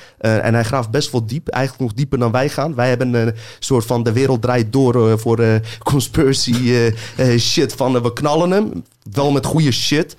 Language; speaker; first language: Dutch; early bilingual, other home language; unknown